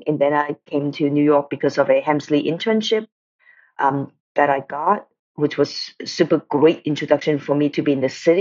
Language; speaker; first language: English; non-native, local second language; Cantonese